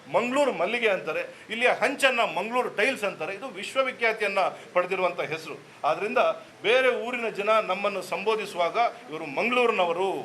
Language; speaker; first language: Kannada; non-native, local second language; Tulu